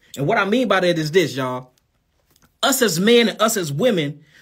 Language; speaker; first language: English; native; English